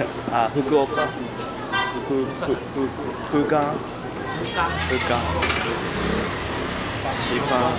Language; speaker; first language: Chinese; non-native, learner; Japanese